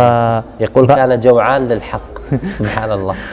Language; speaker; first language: Arabic; native; Arabic